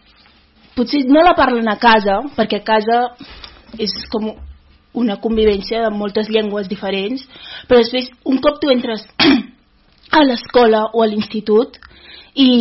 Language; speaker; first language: Catalan; early bilingual, other home language; Wolof